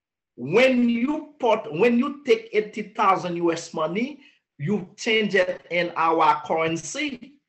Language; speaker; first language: English; non-native, learner; Haitian Creole